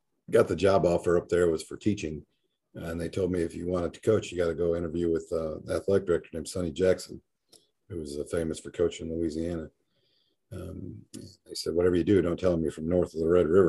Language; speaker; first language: English; native; English